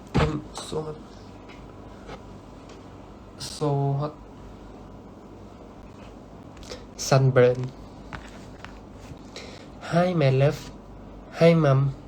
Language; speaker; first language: English; non-native, learner; Thai